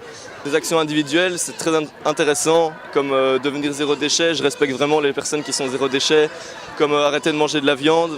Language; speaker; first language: French; native; French